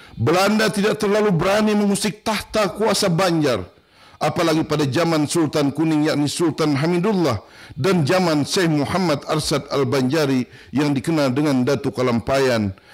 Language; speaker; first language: Indonesian; non-native, local second language; Banjar